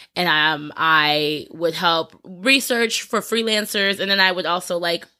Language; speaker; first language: English; native; English